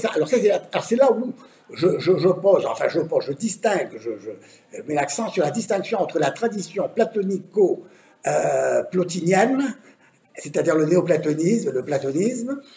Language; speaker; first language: French; native; French